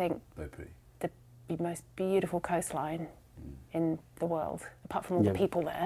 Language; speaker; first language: English; native; English